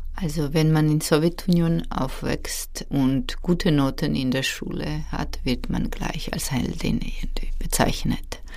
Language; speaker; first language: German; non-native, fluent; Georgian